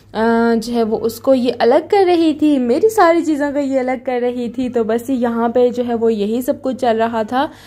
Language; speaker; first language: Urdu; native; Urdu